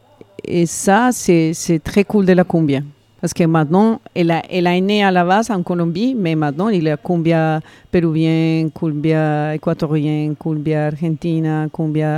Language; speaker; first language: French; non-native, fluent; Spanish